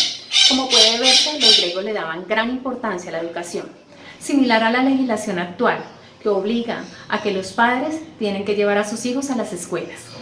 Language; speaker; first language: Spanish; native; Spanish